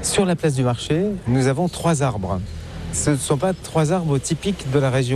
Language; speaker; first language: French; native; French